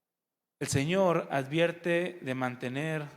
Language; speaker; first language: Spanish; native; Spanish